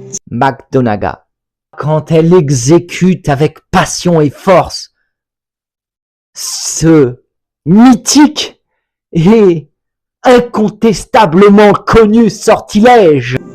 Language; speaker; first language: French; native; French